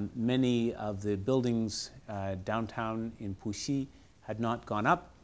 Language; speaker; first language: English; native; English